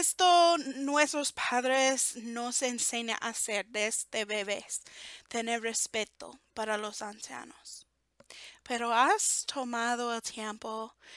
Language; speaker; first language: Spanish; non-native, fluent; English